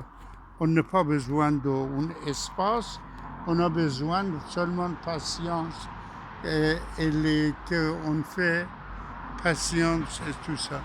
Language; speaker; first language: French; non-native, fluent; Persian